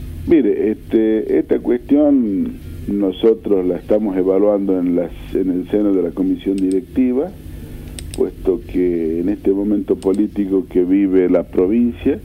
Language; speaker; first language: Spanish; native; Spanish